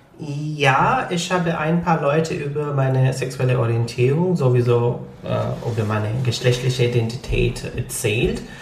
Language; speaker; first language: German; non-native, fluent; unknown